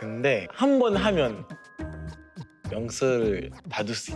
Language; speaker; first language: Korean; non-native, fluent; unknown